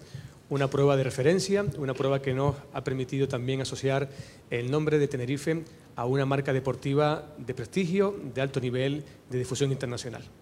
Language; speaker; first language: Spanish; native; Spanish